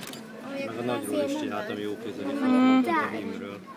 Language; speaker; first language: Hungarian; native; Hungarian